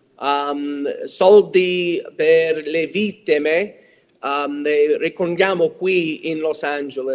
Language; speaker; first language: Italian; early bilingual, heritage; English